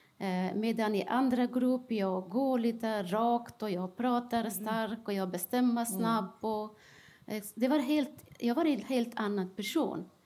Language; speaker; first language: Swedish; non-native, fluent; Persian